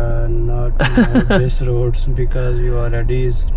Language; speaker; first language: English; non-native, learner; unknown